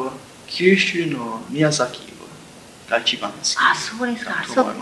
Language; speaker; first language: Japanese; non-native, learner; English